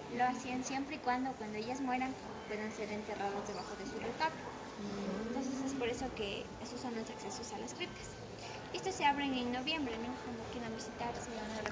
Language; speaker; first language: Spanish; native; Spanish